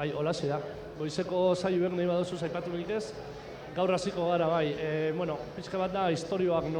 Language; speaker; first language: Basque; native; Basque